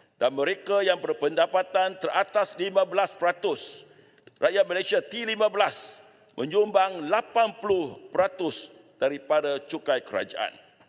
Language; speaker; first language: Malay; non-native, local second language; Chinese